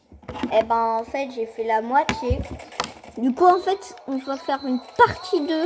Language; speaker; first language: French; native; French